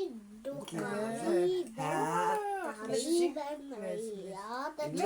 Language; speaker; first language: Arabic; native; Arabic